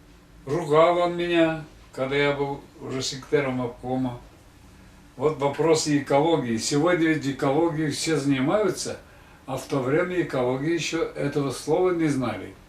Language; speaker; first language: Russian; non-native, local second language; Tatar